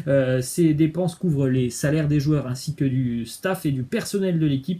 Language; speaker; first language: French; native; French